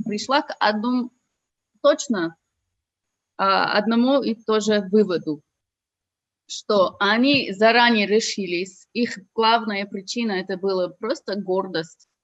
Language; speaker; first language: Russian; non-native, fluent; English